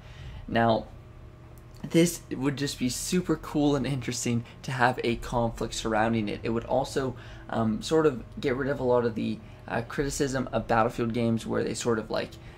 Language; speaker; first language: English; native; English